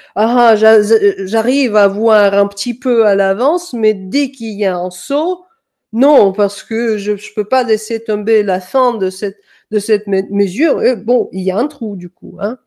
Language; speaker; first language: French; non-native, fluent; Danish